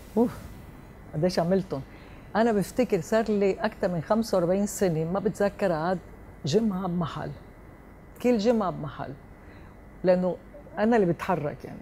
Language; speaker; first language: Arabic; early bilingual, heritage; Arabic